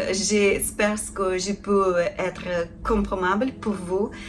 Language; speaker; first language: French; non-native, learner; Ukrainian